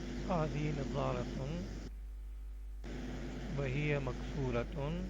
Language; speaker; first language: Arabic; non-native, fluent; Urdu